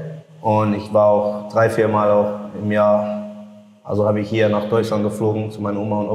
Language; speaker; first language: German; early bilingual, heritage; English